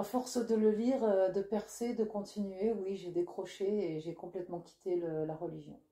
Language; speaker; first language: French; native; French